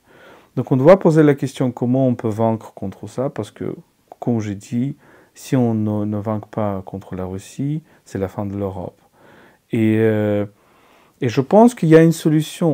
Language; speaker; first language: French; non-native, fluent; Ukrainian